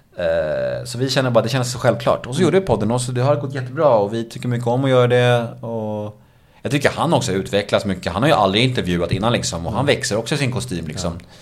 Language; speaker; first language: Swedish; native; Swedish